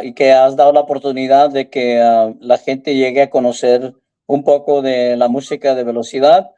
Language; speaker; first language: Spanish; early bilingual, heritage; Spanish